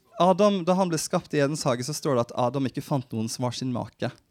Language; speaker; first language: Norwegian; early bilingual, heritage; Norwegian